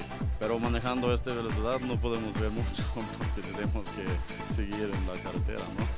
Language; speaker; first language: Spanish; non-native, learner; Swedish